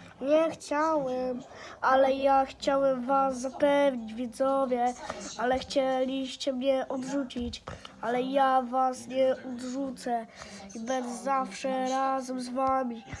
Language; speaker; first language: Polish; non-native, learner; English